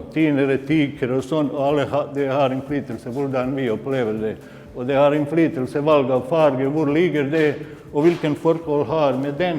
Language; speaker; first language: Norwegian; non-native, fluent; Bosnian